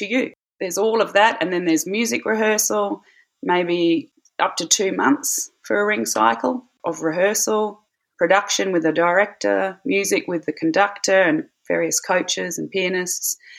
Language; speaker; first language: English; native; English